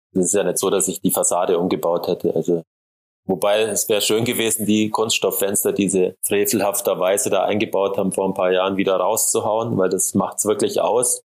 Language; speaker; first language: German; native; German